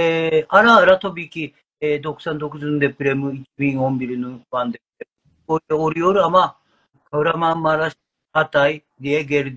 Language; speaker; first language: Turkish; non-native, learner; Japanese